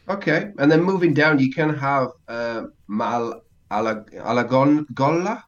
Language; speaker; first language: English; native; English